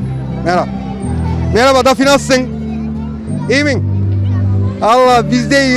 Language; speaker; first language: Turkish; native; Turkish